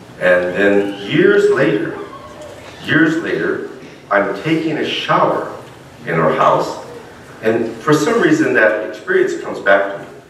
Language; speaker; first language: English; native; English